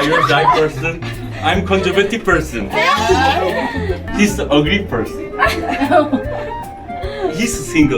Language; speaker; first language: English; non-native, learner; Korean